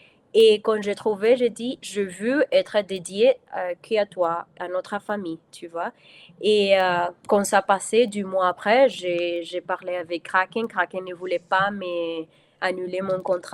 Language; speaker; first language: French; non-native, fluent; Spanish